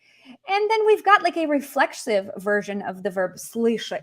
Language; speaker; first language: English; native; English